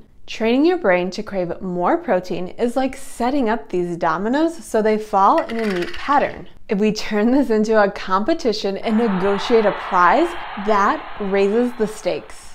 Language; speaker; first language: English; native; English